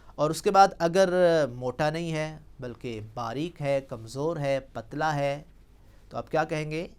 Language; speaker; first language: Urdu; non-native, local second language; Punjabi